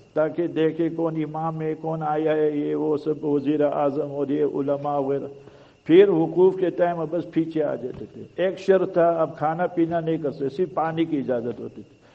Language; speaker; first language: Urdu; native; Urdu